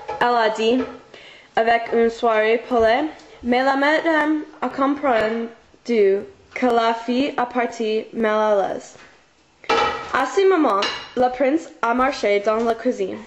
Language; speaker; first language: French; non-native, learner; English